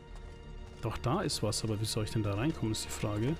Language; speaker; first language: German; native; German